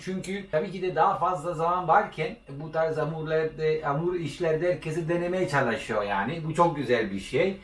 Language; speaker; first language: Turkish; non-native, learner; Italian